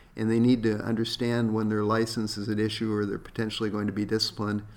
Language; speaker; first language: English; native; English